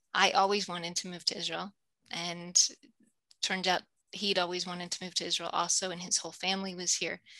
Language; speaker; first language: English; native; English